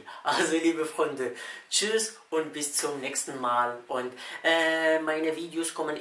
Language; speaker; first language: German; non-native, fluent; Arabic